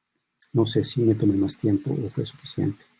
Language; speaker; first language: Spanish; native; Spanish